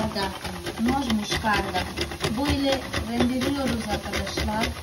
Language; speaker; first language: Turkish; non-native, fluent; Portuguese